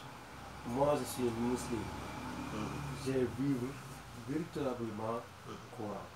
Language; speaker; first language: French; non-native, learner; Wolof